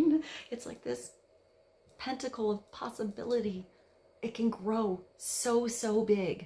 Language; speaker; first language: English; native; English